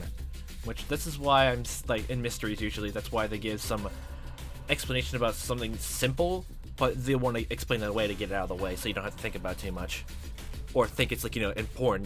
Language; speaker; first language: English; native; English